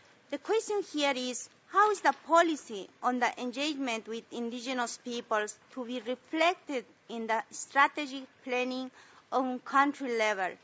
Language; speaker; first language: English; non-native, learner; Spanish